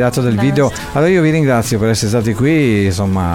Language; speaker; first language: Italian; native; Italian